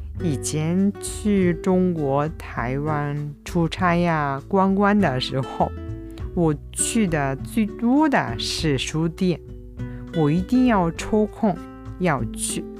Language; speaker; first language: Chinese; non-native, fluent; Japanese